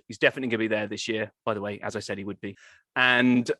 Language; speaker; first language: English; native; English